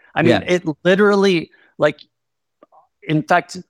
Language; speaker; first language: English; early bilingual, other home language; Spanish